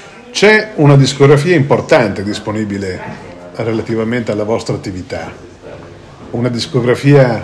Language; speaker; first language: Italian; native; Italian